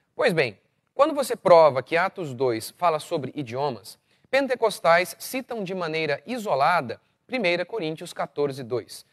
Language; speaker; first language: Portuguese; native; Portuguese